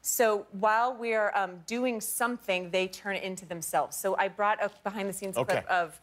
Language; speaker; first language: English; native; English